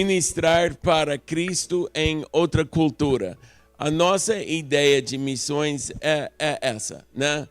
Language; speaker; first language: Portuguese; non-native, local second language; English